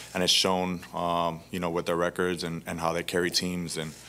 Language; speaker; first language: English; early bilingual, other home language; Spanish